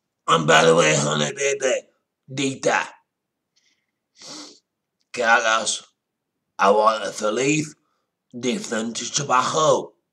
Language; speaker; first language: English; native; English